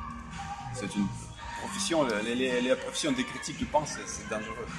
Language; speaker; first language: French; non-native, fluent; Russian